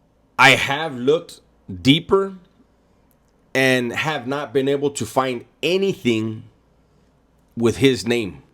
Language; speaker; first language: English; native; English